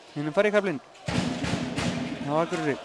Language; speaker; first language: Icelandic; native; Icelandic